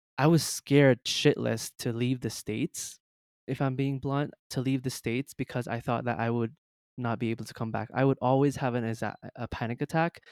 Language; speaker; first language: English; early bilingual, other home language; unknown